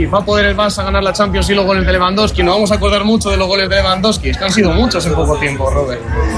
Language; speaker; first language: Spanish; native; Spanish